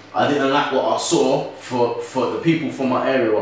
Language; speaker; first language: English; native; English